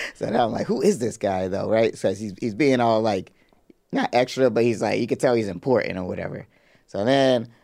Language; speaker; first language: English; native; English